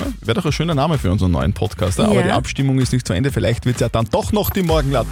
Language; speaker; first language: German; native; German